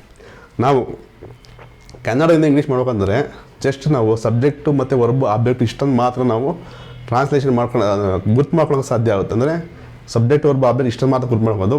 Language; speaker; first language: Kannada; native; Kannada